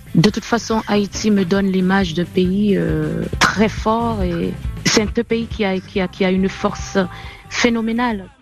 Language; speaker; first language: French; non-native, local second language; Haitian Creole